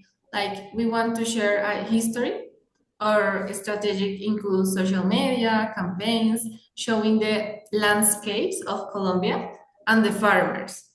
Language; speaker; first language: English; non-native, learner; Spanish